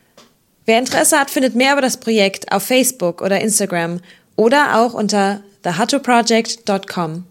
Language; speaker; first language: German; native; German